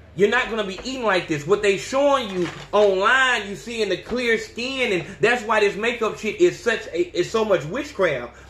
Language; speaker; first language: English; native; English